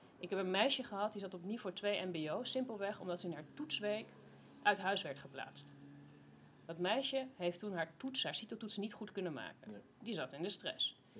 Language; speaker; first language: Dutch; native; Dutch